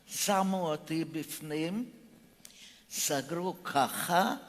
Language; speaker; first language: Hebrew; non-native, fluent; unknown